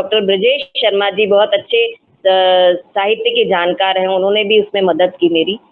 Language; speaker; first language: Hindi; non-native, local second language; Marathi